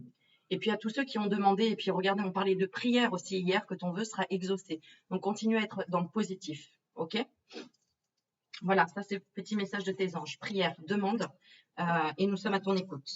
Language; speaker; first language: French; native; French